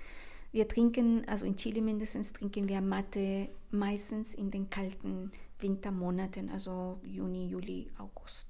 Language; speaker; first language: German; non-native, fluent; Spanish